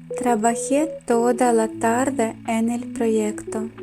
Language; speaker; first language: Spanish; non-native, fluent; Ukrainian